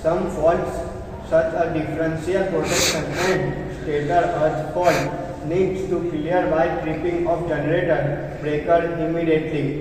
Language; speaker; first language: English; non-native, local second language; Gujarati